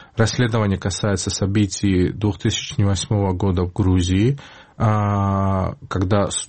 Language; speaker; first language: Russian; non-native, fluent; Georgian